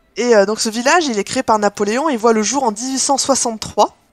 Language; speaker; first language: French; native; French